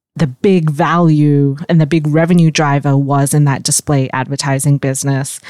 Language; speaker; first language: English; native; English